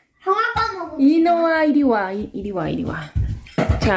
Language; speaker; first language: Korean; non-native, fluent; Spanish